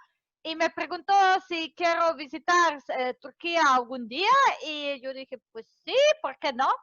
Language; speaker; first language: Spanish; non-native, fluent; Serbian